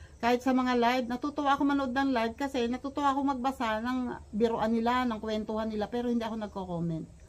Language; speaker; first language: Filipino; native; Filipino